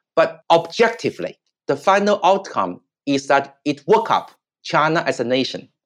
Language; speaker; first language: English; non-native, fluent; Chinese